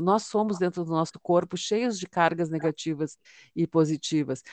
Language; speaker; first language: Portuguese; native; Portuguese